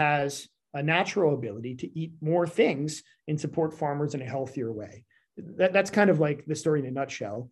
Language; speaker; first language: English; native; English